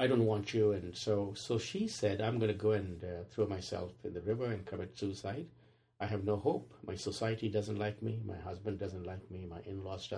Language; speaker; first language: English; non-native, local second language; Telugu